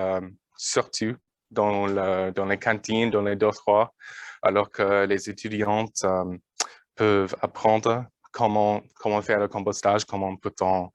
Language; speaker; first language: French; non-native, learner; English